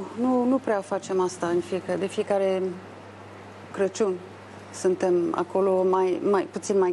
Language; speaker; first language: Romanian; non-native, fluent; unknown